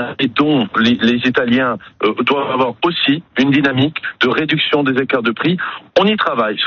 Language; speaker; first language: French; native; French